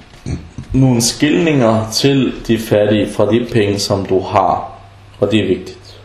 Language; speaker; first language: Danish; non-native, fluent; Arabic